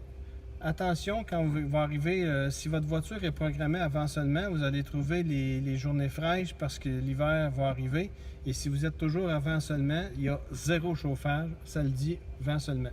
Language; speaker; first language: French; native; French